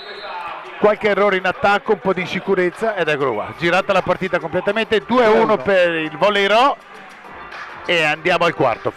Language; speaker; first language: Italian; native; Italian